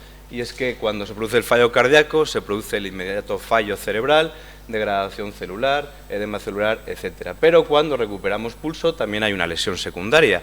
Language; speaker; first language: Spanish; native; Spanish